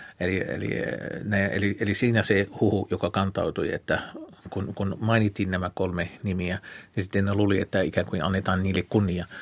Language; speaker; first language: Finnish; non-native, fluent; Arabic